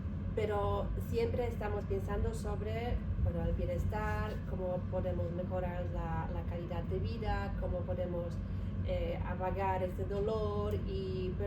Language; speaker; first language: Spanish; non-native, learner; Polish